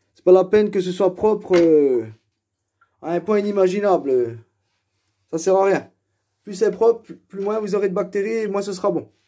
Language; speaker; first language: French; native; French